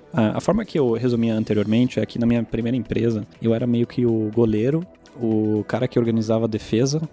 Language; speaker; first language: Portuguese; non-native, fluent; German